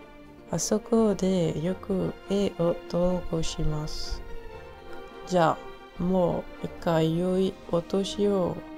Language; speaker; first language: Japanese; non-native, learner; French